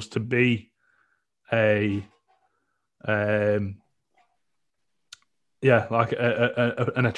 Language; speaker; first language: English; native; English